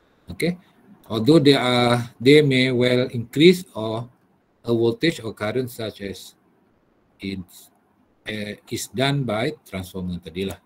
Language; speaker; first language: English; non-native, local second language; Malay